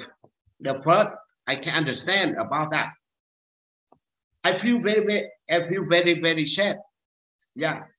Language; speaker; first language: English; non-native, learner; Vietnamese